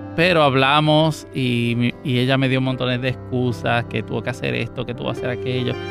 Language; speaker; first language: Spanish; native; Spanish